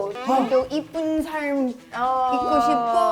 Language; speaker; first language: Korean; non-native, learner; English